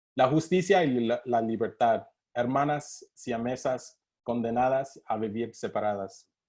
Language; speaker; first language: Spanish; non-native, learner; English